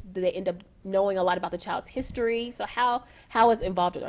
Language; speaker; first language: English; native; English